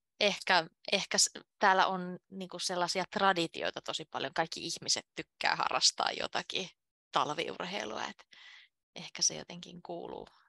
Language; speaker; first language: Finnish; native; Finnish